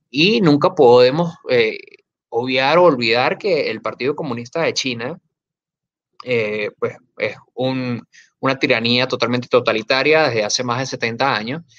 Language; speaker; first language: Spanish; native; Spanish